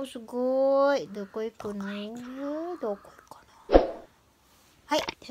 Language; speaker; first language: Japanese; non-native, learner; Filipino